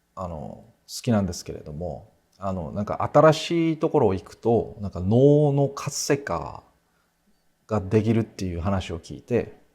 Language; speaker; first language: Japanese; non-native, fluent; Korean